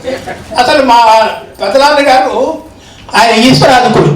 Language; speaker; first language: Telugu; native; Telugu